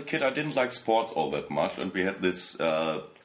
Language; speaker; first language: English; non-native, fluent; German